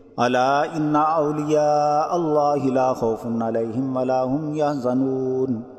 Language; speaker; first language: Arabic; non-native, learner; Urdu